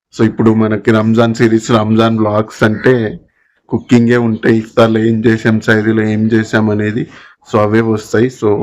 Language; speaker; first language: Telugu; non-native, local second language; Urdu